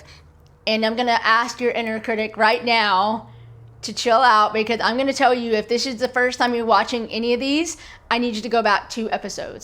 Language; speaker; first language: English; native; English